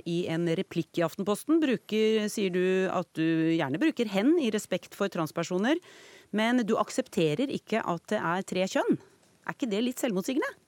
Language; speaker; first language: Norwegian; native; Norwegian